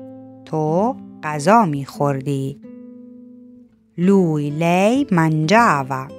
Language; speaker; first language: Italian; non-native, fluent; Persian